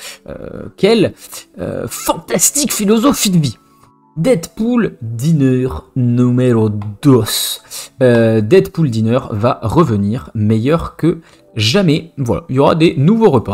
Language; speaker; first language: French; native; French